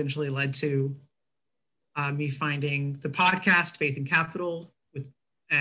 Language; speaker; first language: English; native; English